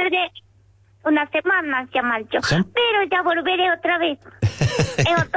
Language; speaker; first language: Spanish; non-native, learner; Japanese